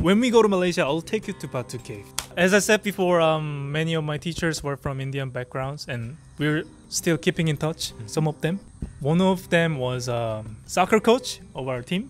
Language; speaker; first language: English; early bilingual, other home language; Korean